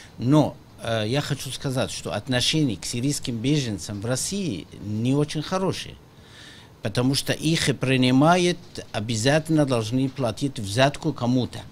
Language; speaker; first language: Russian; non-native, fluent; Arabic